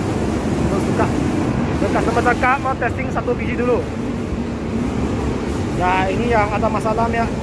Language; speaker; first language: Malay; non-native, local second language; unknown